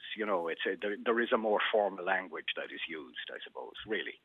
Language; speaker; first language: English; native; English